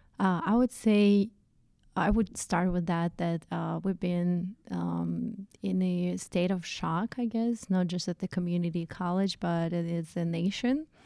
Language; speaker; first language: English; non-native, fluent; Russian